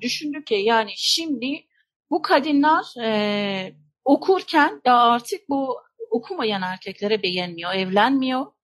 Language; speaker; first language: Turkish; non-native, fluent; Persian